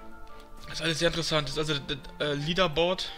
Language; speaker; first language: German; native; German